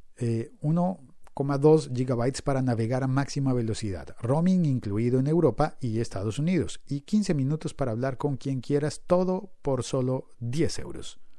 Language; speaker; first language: Spanish; native; Spanish